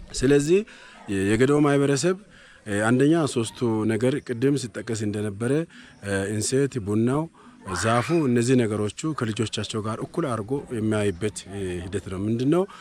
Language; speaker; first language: Amharic; non-native, local second language; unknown